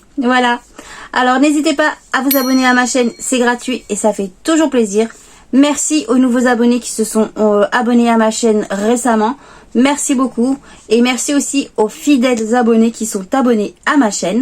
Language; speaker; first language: French; native; French